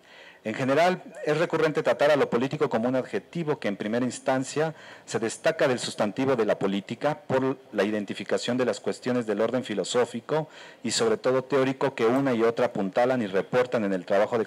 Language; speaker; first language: Spanish; native; Spanish